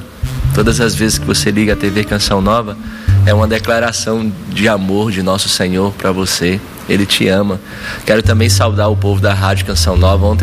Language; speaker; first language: Portuguese; native; Portuguese